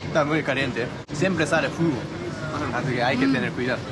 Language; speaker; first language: Spanish; non-native, learner; Japanese